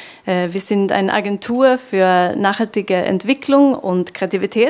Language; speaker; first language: German; non-native, fluent; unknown